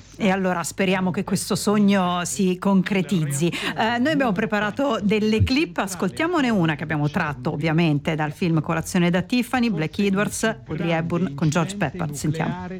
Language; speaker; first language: Italian; native; Italian